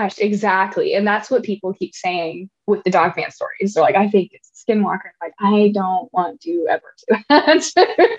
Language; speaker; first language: English; native; English